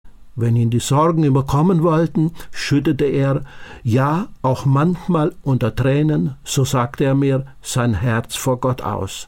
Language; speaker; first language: German; native; German